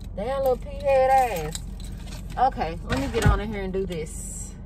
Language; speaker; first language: English; native; English